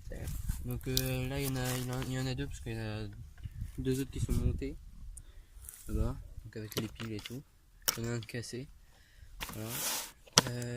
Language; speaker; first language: French; native; French